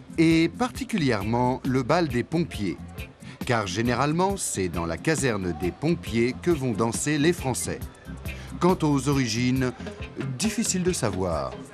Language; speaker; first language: French; native; French